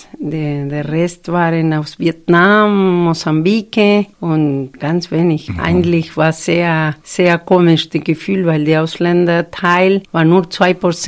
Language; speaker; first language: German; non-native, fluent; Spanish